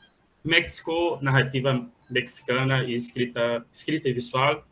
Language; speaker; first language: Spanish; non-native, fluent; Portuguese